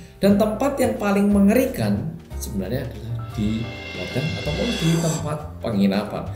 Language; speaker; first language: Indonesian; non-native, fluent; Korean